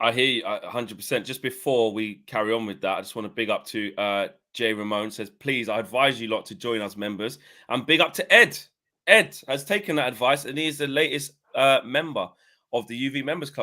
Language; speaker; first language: English; native; English